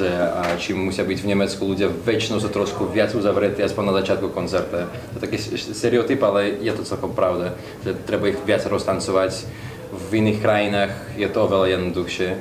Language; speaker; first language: Slovak; non-native, fluent; Russian